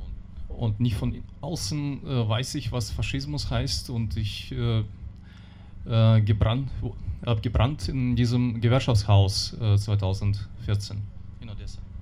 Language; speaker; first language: German; non-native, learner; Russian